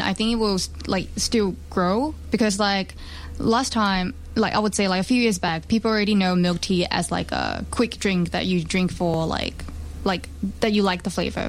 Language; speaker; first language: English; non-native, local second language; Chinese